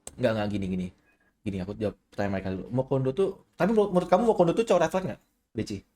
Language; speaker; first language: Indonesian; native; Indonesian